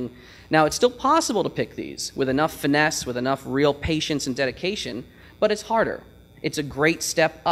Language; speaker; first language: English; native; English